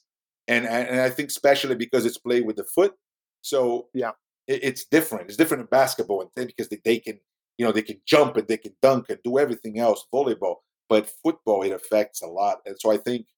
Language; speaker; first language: English; non-native, fluent; Portuguese